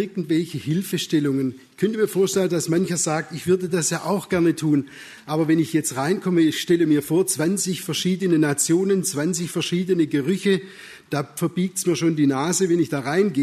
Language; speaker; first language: German; native; German